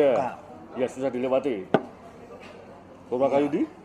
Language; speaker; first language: Indonesian; native; Indonesian